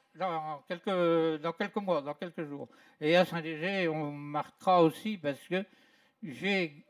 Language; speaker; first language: French; native; French